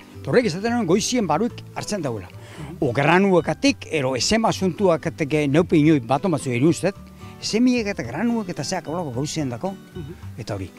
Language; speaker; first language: Basque; native; Basque